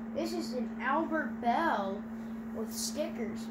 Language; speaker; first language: English; native; English